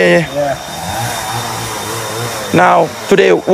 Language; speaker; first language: English; non-native, learner; Thai